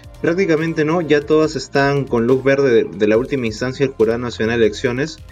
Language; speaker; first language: Spanish; native; Spanish